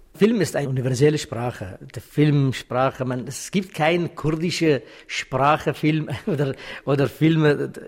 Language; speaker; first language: German; non-native, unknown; Kurdish